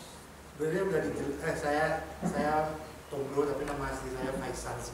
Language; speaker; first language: Indonesian; native; Indonesian